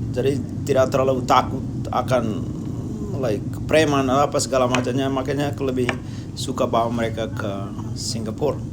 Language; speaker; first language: Indonesian; non-native, local second language; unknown